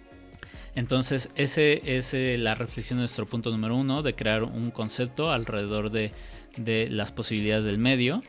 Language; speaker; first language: Spanish; native; Spanish